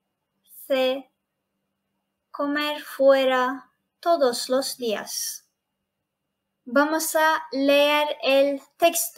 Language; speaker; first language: Spanish; non-native, fluent; Turkish